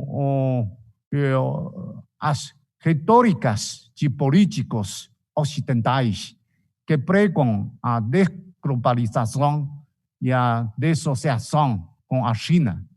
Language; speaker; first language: Portuguese; non-native, fluent; Chinese